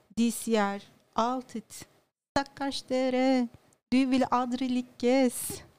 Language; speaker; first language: Norwegian; non-native, learner; Turkish